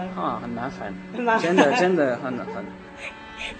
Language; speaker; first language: Chinese; non-native, learner; French